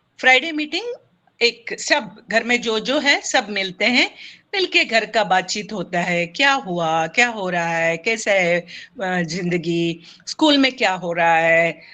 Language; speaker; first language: Hindi; non-native, local second language; Kannada